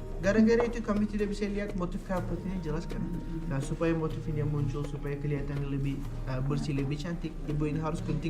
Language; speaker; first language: Indonesian; non-native, fluent; Turkish